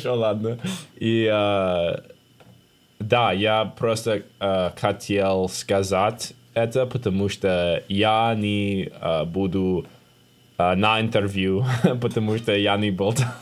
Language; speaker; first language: Russian; non-native, learner; English